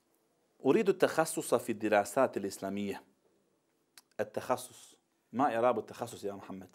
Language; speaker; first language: Arabic; non-native, fluent; Bosnian